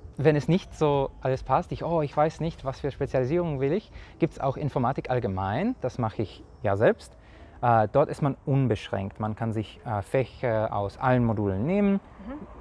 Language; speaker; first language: German; non-native, fluent; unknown